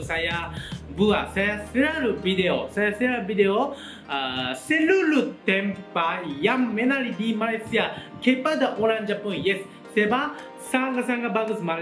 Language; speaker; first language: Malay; non-native, learner; Japanese